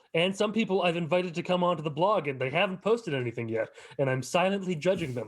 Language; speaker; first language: English; native; English